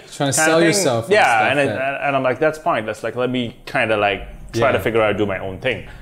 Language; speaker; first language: English; non-native, local second language; Sinhala